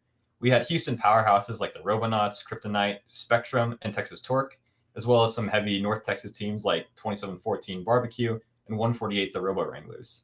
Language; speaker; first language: English; native; English